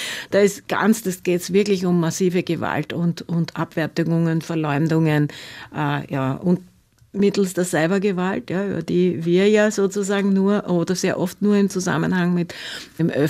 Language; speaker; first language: German; native; German